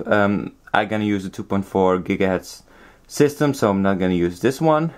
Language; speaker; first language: English; non-native, fluent; Dutch